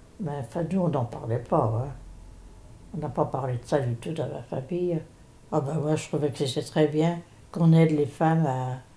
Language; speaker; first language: French; native; French